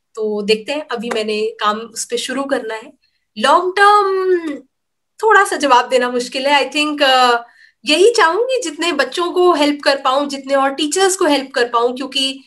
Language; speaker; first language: Hindi; native; Hindi